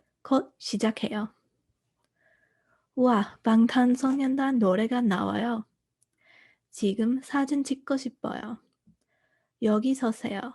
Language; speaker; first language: Korean; non-native, fluent; English